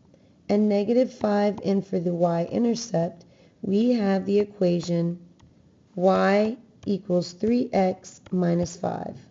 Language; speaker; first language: English; native; English